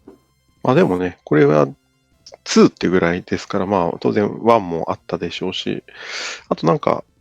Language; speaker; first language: Japanese; native; Japanese